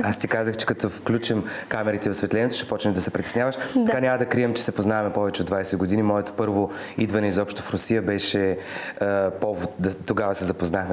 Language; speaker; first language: Bulgarian; native; Bulgarian